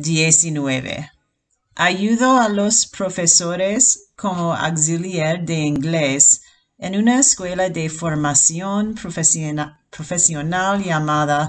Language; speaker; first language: Spanish; non-native, fluent; English